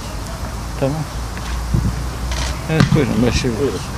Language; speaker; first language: Turkish; native; Turkish